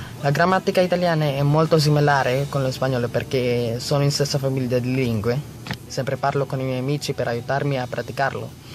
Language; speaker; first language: Italian; non-native, learner; Filipino